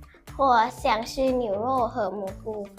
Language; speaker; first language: Chinese; non-native, learner; Lao